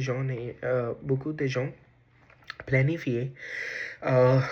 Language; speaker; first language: French; non-native, learner; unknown